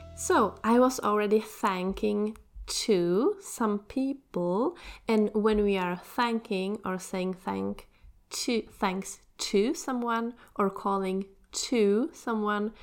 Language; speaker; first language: English; non-native, fluent; Czech